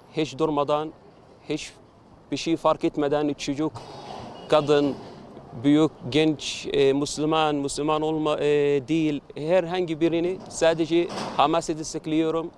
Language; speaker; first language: Turkish; non-native, fluent; Arabic